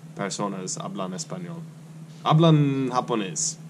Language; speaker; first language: Spanish; non-native, learner; English